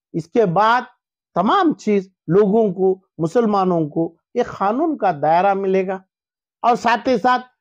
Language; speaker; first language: Hindi; non-native, local second language; Urdu